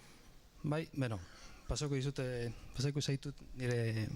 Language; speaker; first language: Basque; non-native, learner; Italian